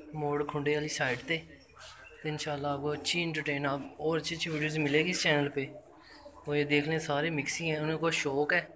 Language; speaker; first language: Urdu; non-native, local second language; Punjabi